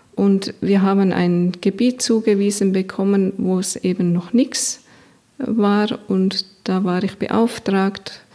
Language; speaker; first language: German; native; German